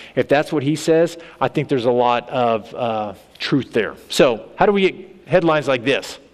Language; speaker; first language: English; native; English